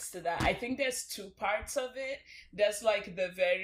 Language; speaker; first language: English; non-native, local second language; Hausa